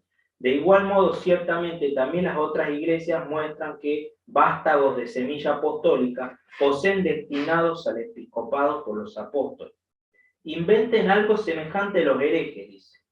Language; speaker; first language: Spanish; native; Spanish